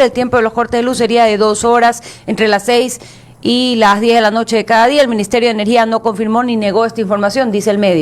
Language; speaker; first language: Spanish; native; Spanish